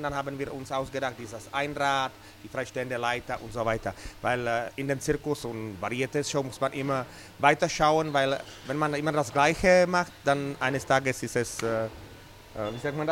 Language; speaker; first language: German; non-native, fluent; Czech